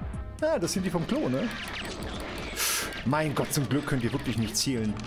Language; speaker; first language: German; native; German